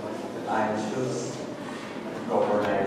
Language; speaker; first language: English; non-native, learner; Chinese